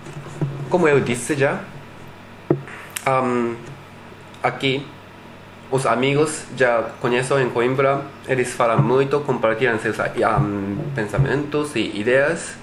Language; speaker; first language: Portuguese; non-native, learner; Japanese